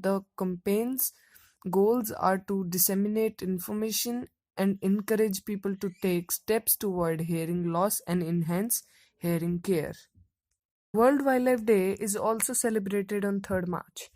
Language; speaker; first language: English; non-native, local second language; Hindi